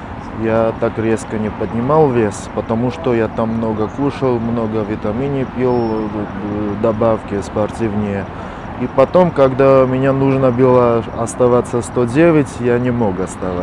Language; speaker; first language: Russian; non-native, fluent; Armenian